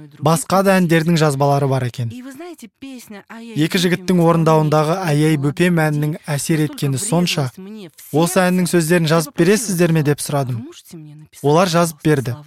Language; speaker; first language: Kazakh; non-native, local second language; Russian